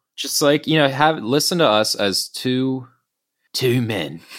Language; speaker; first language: English; native; English